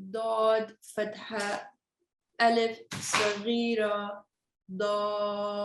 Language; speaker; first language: Arabic; non-native, learner; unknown